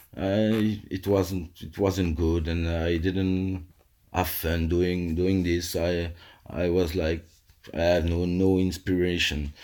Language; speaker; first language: English; non-native, fluent; French